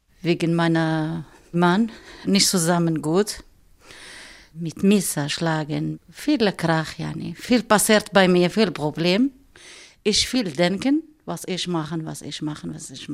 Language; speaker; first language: German; non-native, learner; Arabic